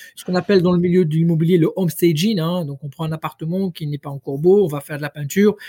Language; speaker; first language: French; non-native, local second language; Arabic